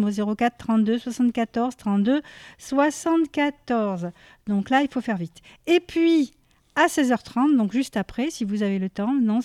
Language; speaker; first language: French; native; French